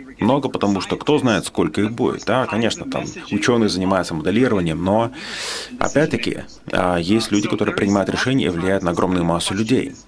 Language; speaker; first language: Russian; non-native, fluent; English